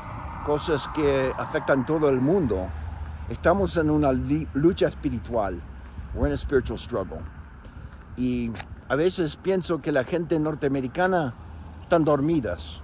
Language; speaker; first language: Spanish; non-native, fluent; English